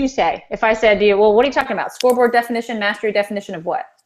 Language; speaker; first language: English; native; English